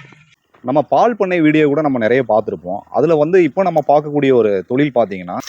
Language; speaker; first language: Tamil; native; Tamil